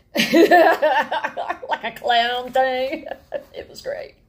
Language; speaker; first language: English; native; English